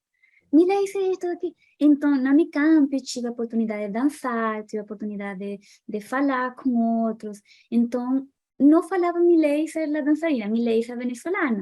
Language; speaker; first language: Portuguese; non-native, fluent; Spanish